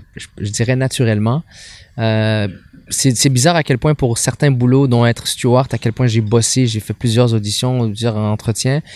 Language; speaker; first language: French; native; French